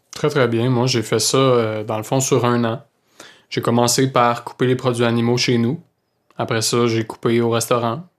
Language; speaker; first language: French; native; French